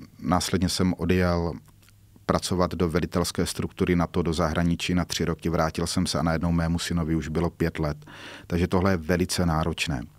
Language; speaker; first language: Czech; native; Czech